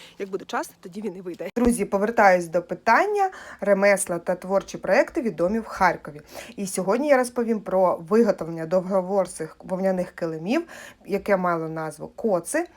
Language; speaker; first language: Ukrainian; non-native, local second language; Russian